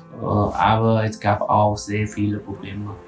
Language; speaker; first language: German; non-native, fluent; Vietnamese